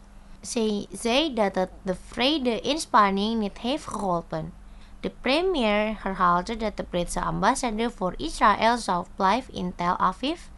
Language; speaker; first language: Dutch; non-native, fluent; Indonesian